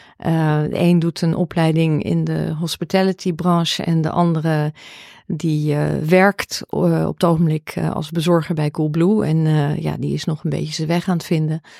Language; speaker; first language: Dutch; early bilingual, heritage; Dutch